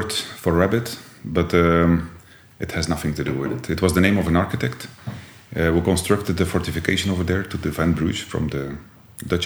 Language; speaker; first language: English; non-native, fluent; Dutch